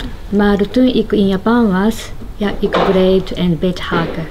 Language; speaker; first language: Dutch; non-native, learner; Japanese